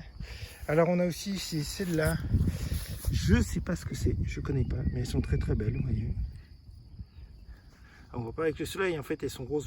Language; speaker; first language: French; native; French